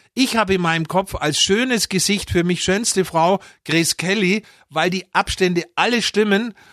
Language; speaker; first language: German; native; German